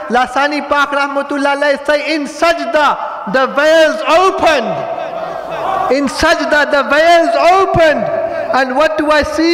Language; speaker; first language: English; native; English